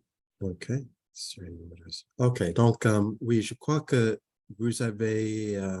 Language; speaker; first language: French; non-native, fluent; English